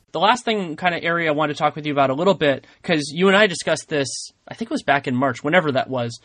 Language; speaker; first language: English; native; English